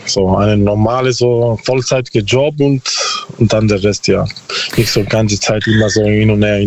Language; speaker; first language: German; non-native, learner; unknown